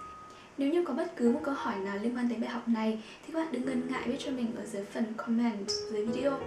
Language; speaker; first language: Vietnamese; native; Vietnamese